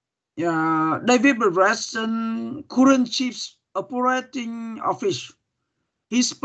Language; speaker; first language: English; non-native, learner; Vietnamese